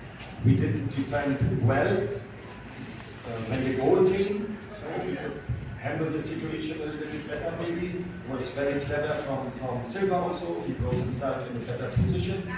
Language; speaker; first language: English; non-native, fluent; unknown